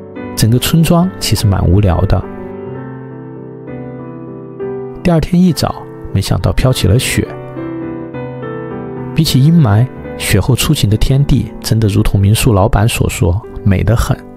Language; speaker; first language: Chinese; native; Chinese